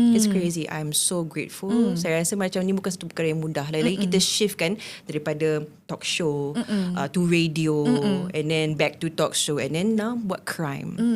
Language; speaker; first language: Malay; non-native, local second language; English